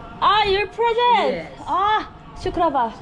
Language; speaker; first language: English; non-native, learner; Korean